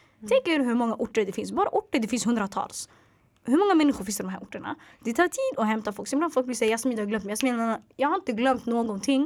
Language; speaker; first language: Swedish; early bilingual, other home language; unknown